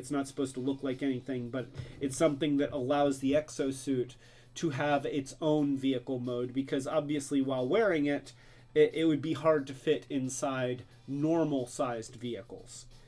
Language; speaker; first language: English; native; English